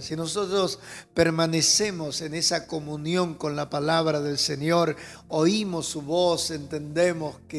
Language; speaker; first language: Spanish; native; Spanish